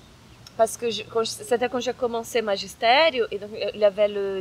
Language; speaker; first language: French; non-native, fluent; Portuguese